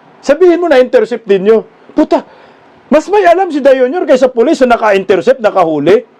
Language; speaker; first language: Filipino; non-native, local second language; Cebuano